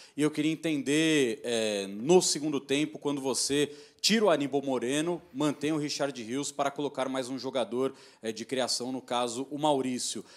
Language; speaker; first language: Portuguese; native; Portuguese